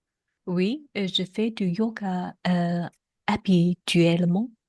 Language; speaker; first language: French; non-native, learner; Chinese